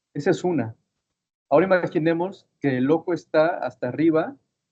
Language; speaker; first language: Spanish; native; Spanish